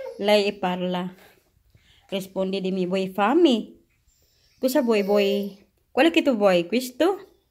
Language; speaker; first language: Italian; non-native, learner; Filipino